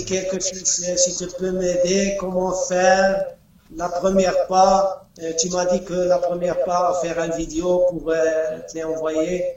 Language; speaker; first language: French; non-native, learner; Arabic